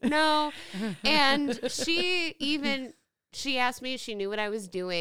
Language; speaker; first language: English; native; English